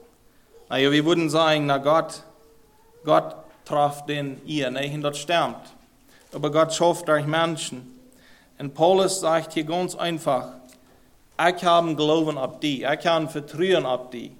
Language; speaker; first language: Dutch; non-native, learner; German